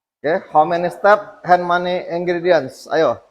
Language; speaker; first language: English; non-native, fluent; Indonesian